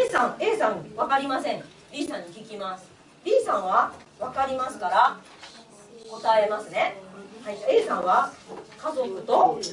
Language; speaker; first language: Japanese; non-native, fluent; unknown